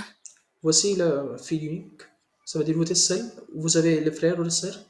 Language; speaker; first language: French; non-native, learner; Hindi